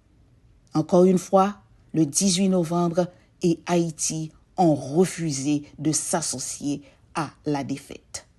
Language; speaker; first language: French; non-native, local second language; Haitian Creole